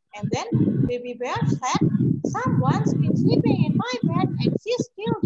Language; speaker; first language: English; non-native, fluent; Indonesian